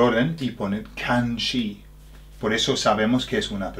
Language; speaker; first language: Spanish; non-native, fluent; English